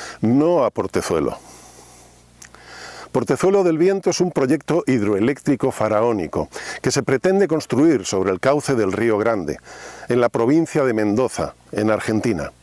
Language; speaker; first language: Spanish; native; Spanish